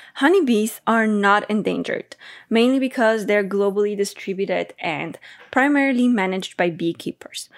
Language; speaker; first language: English; non-native, fluent; Bulgarian